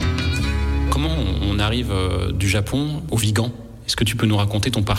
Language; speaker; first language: French; native; French